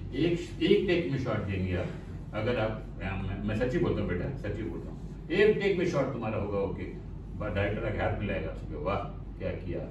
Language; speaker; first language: Hindi; non-native, local second language; Sindhi